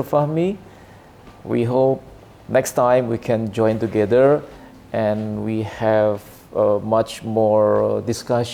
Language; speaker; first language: English; non-native, learner; Indonesian